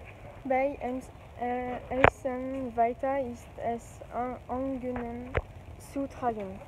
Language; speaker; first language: German; non-native, learner; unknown